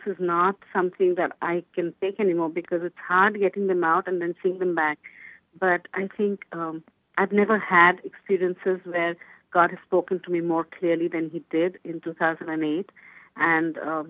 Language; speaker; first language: English; non-native, local second language; Bangla